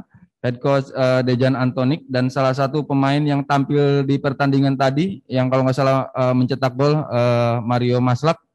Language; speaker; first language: Indonesian; native; Indonesian